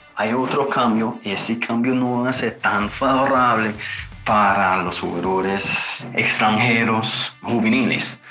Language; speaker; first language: Spanish; non-native, fluent; English